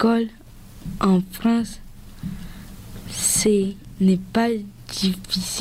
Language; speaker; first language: French; early bilingual, other home language; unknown